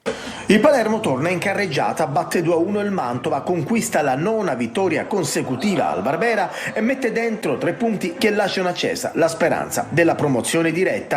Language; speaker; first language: Italian; native; Italian